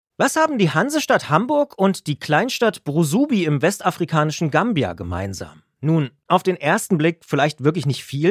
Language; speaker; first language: German; native; German